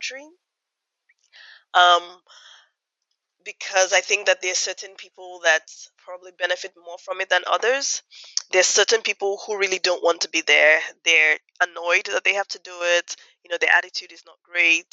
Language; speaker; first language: English; non-native, local second language; Yoruba